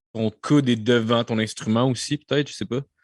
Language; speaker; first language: French; native; French